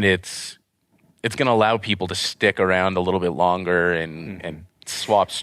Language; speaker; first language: English; native; English